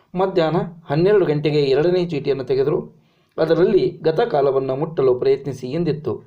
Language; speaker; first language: Kannada; native; Kannada